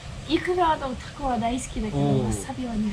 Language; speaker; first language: Japanese; non-native, fluent; Russian